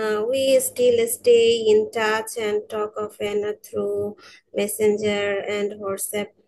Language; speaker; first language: English; non-native, learner; Bangla